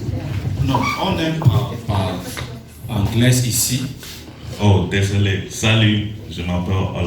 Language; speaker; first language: French; non-native, learner; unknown